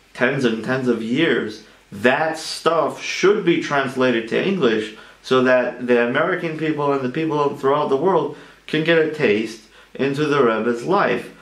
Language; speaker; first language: English; native; English